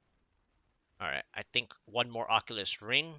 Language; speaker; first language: English; native; English